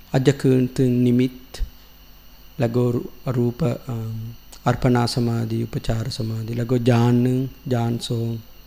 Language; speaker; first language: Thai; non-native, learner; Sinhala